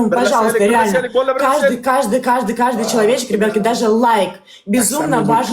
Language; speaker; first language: Russian; native; Russian